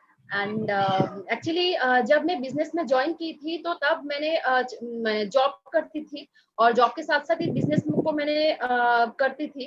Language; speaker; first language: Hindi; non-native, local second language; Bangla